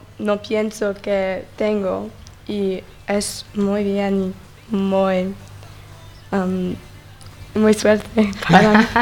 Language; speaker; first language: Spanish; non-native, learner; English